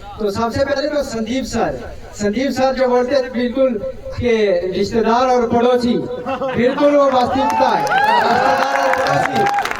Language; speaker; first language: Hindi; non-native, local second language; Punjabi